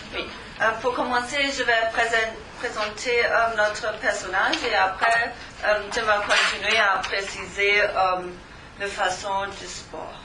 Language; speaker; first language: French; non-native, learner; German